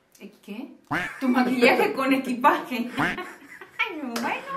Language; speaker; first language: Spanish; native; Spanish